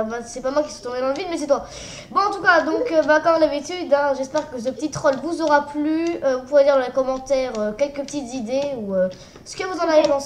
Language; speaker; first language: French; native; French